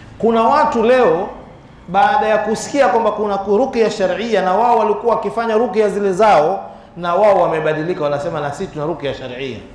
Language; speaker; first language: Swahili; native; Swahili